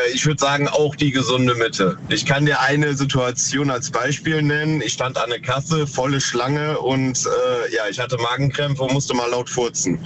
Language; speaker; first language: German; native; German